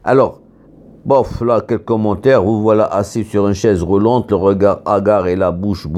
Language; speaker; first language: French; non-native, local second language; Arabic